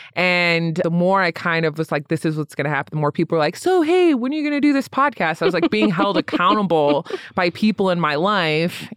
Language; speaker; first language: English; native; English